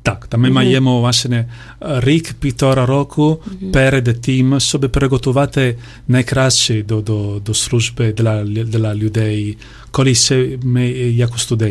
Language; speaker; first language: Polish; non-native, learner; Italian